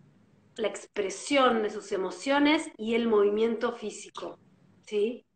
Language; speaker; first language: Spanish; native; Spanish